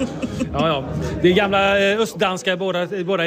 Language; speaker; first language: Swedish; native; Swedish